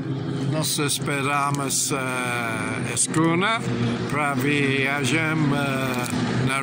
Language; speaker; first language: Portuguese; non-native, learner; English